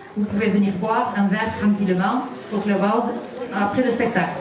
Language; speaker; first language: French; native; French